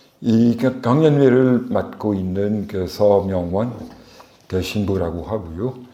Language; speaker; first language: Korean; non-native, fluent; French